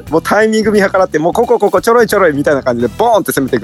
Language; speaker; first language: Japanese; native; Japanese